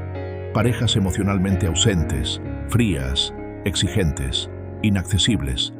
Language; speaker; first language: Spanish; native; Spanish